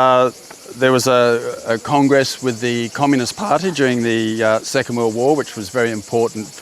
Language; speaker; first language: English; native; English